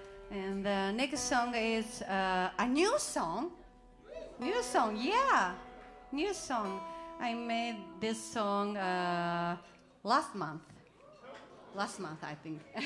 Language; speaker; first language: English; non-native, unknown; Japanese